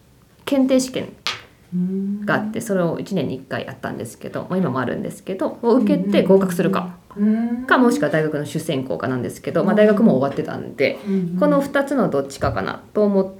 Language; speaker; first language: Japanese; native; Japanese